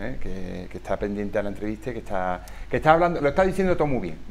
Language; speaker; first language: Spanish; native; Spanish